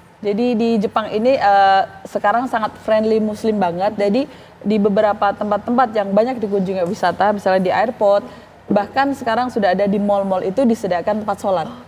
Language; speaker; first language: Indonesian; native; Indonesian